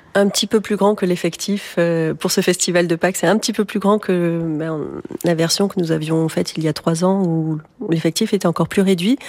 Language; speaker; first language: French; native; French